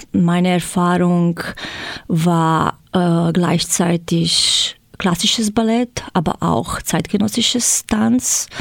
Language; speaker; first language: German; non-native, fluent; Croatian